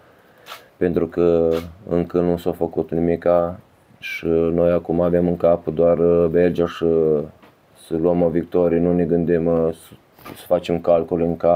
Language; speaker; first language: Romanian; early bilingual, heritage; Romanian